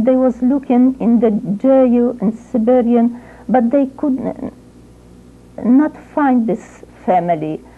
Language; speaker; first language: English; non-native, learner; Ukrainian